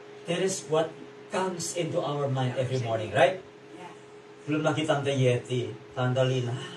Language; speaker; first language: English; non-native, fluent; Indonesian